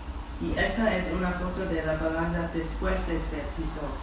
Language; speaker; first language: Spanish; non-native, learner; English